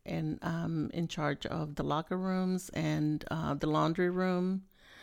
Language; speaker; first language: English; non-native, fluent; Spanish